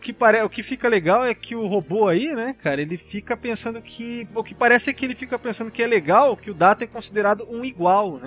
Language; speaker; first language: Portuguese; native; Portuguese